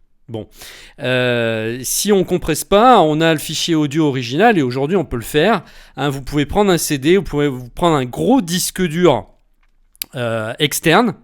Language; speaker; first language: French; native; French